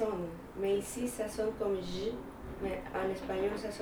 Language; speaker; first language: French; non-native, fluent; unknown